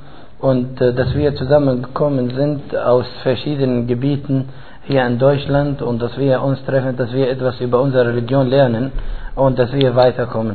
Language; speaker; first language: German; non-native, fluent; Arabic